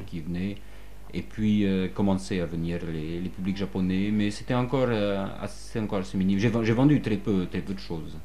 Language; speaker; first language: French; non-native, fluent; Polish